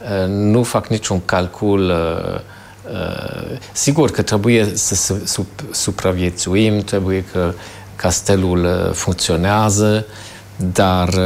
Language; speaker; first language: Romanian; non-native, fluent; German